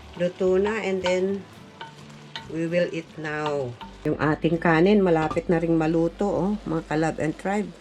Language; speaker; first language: Filipino; non-native, local second language; Iloko